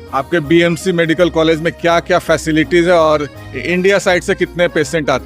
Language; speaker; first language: Hindi; native; Hindi